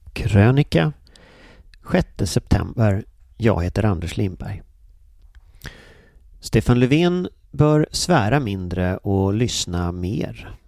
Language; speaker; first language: Swedish; native; Swedish